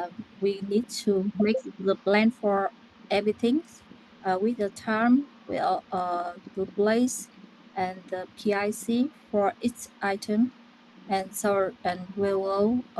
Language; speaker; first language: English; non-native, learner; Vietnamese